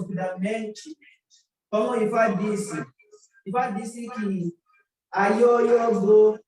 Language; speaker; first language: Portuguese; non-native, learner; Yoruba